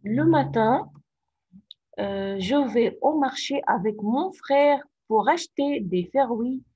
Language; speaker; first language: French; non-native, fluent; Arabic